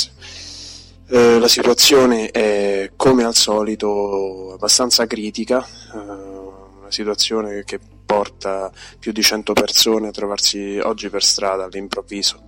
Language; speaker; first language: Italian; native; Italian